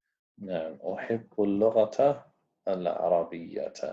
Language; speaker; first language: Arabic; non-native, fluent; English